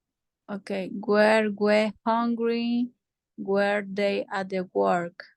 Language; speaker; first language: English; non-native, learner; Spanish